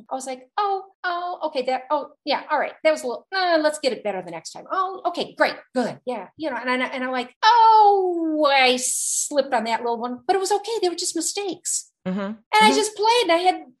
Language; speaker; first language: English; native; English